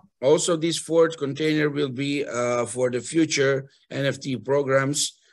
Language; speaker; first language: English; non-native, fluent; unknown